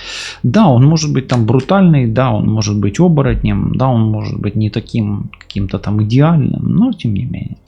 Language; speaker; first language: Russian; native; Russian